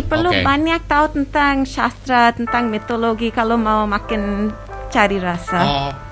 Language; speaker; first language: Indonesian; non-native, fluent; English